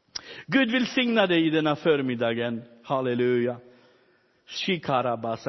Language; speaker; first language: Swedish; non-native, fluent; Romany